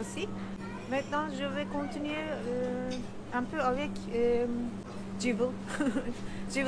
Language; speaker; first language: French; non-native, learner; Turkish